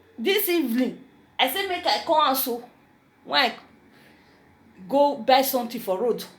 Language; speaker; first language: Nigerian Pidgin; native; Nigerian Pidgin